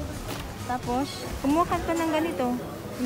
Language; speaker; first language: Filipino; native; Filipino